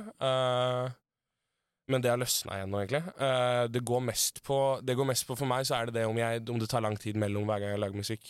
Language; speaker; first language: Norwegian; native; Norwegian